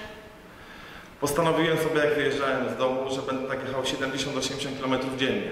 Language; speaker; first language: Polish; native; Polish